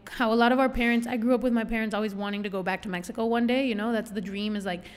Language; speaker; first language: English; early bilingual, other home language; Spanish